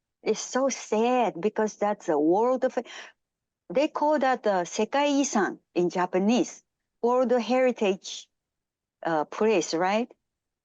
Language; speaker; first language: English; non-native, fluent; Japanese